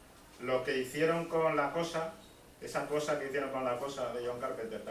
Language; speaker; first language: Spanish; native; Spanish